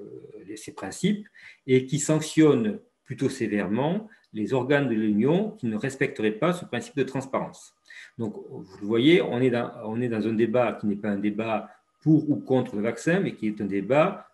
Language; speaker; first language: French; native; French